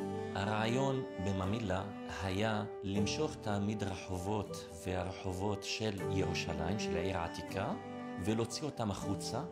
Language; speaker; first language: Hebrew; non-native, local second language; Aramaic